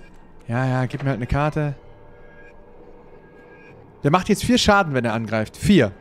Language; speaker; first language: German; native; German